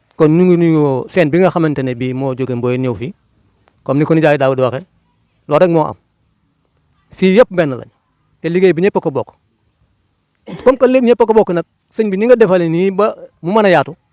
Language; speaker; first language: Wolof; native; Wolof